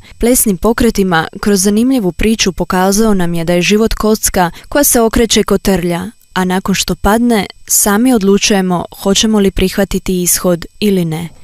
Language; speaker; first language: Croatian; native; Croatian